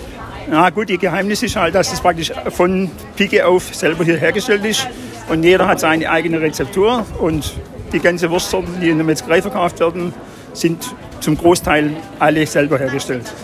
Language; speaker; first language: German; native; German